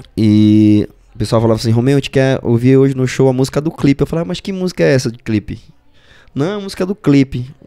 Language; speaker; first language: Portuguese; native; Portuguese